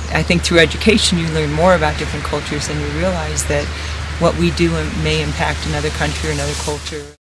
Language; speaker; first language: English; native; English